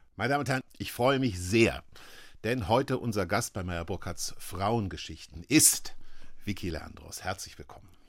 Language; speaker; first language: German; native; German